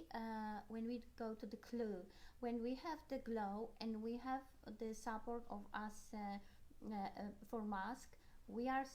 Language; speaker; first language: English; non-native, learner; Polish